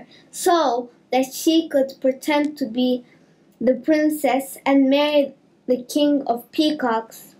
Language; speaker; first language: English; native; English